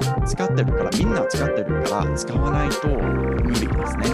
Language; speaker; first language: Japanese; non-native, fluent; English